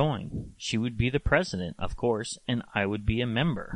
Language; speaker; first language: English; native; English